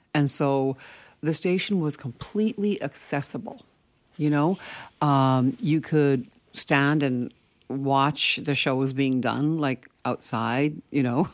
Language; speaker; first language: English; early bilingual, other home language; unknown